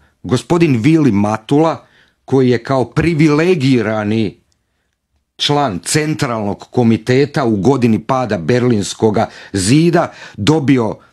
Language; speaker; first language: Croatian; native; Croatian